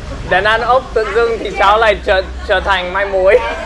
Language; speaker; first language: Vietnamese; non-native, fluent; English